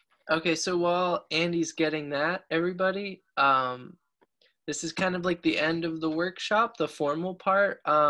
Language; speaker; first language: English; native; English